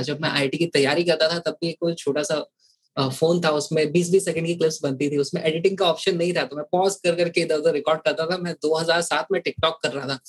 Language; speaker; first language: Hindi; native; Hindi